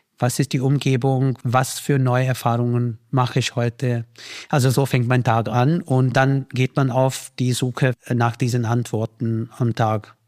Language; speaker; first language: German; non-native, fluent; Hindi